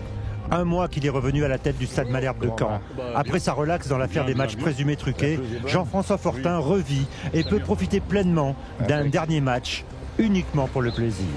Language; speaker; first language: French; native; French